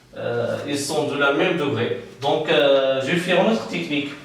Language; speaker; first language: French; non-native, local second language; Arabic